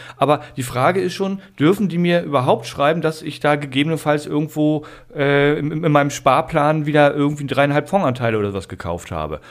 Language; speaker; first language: German; native; German